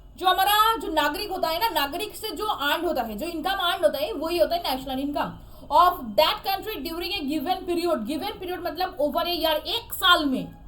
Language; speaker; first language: Hindi; non-native, local second language; Bangla